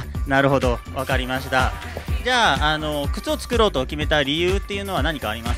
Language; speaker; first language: Japanese; native; Japanese